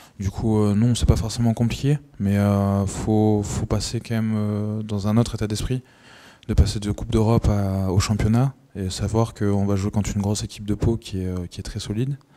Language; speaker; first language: French; native; French